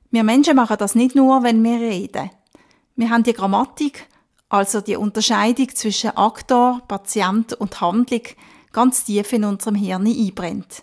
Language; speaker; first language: German; native; German